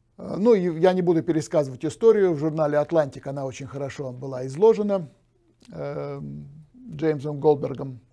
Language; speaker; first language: Russian; native; Russian